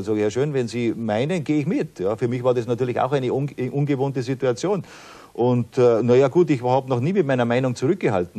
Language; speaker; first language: German; native; German